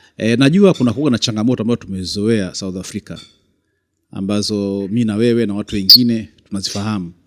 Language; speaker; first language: Swahili; native; Swahili